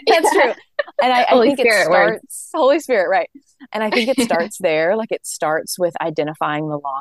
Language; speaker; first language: English; native; English